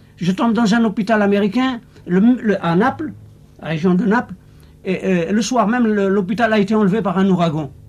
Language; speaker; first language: French; non-native, local second language; Arabic